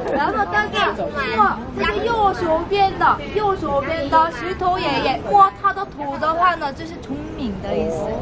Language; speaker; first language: Chinese; non-native, fluent; Korean